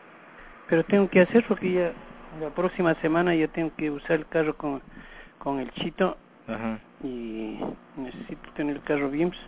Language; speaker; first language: Spanish; native; Spanish